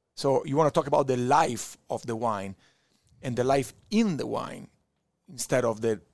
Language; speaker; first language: English; non-native, fluent; Italian